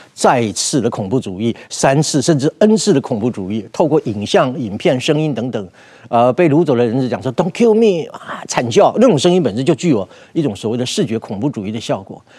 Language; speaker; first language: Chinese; native; Chinese